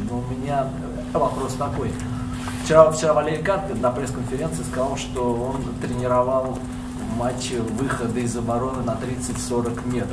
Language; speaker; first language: Russian; native; Russian